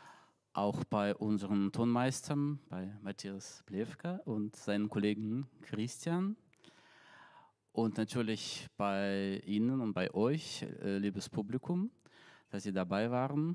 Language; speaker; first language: German; non-native, fluent; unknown